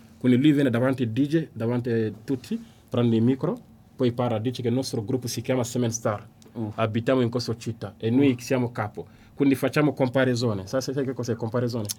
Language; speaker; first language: Italian; non-native, fluent; Bambara